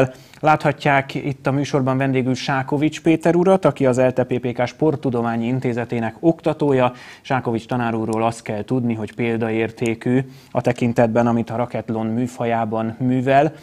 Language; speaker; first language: Hungarian; native; Hungarian